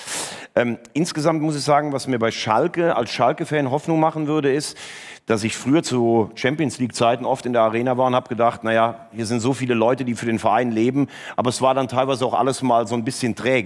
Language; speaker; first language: German; native; German